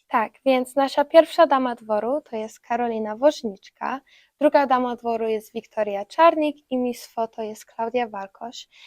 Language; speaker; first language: Polish; early bilingual, heritage; Polish